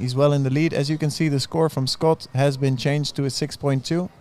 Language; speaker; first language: English; non-native, fluent; Dutch